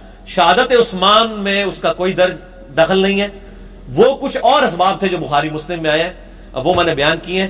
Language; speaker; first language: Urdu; non-native, local second language; Punjabi